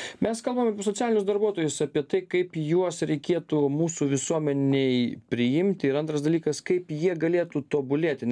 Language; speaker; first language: Lithuanian; native; Lithuanian